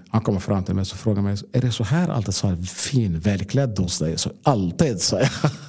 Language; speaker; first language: Swedish; non-native, fluent; Arabic